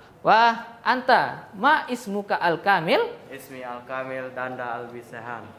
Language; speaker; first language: Arabic; non-native, fluent; Indonesian